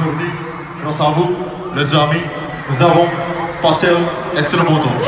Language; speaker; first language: French; non-native, learner; Korean